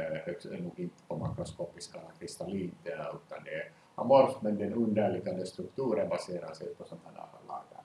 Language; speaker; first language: Swedish; native; Swedish